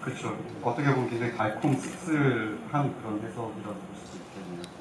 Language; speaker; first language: Korean; native; Korean